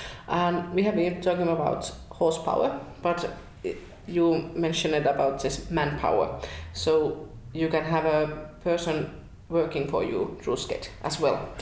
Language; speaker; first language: English; non-native, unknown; Finnish